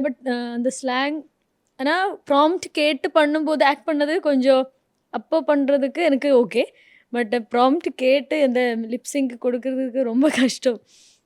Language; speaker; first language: Tamil; non-native, fluent; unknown